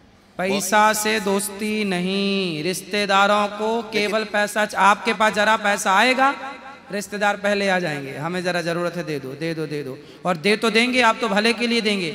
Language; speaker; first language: Hindi; native; Hindi